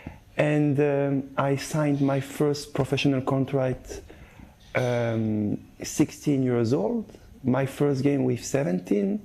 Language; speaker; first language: English; non-native, learner; French